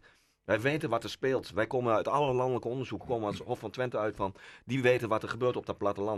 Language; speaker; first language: Dutch; native; Dutch